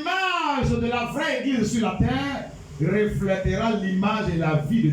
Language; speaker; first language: French; non-native, local second language; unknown